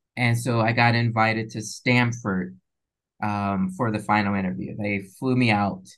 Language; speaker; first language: English; native; English